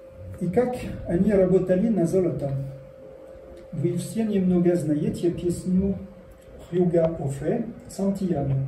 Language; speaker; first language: Russian; non-native, learner; French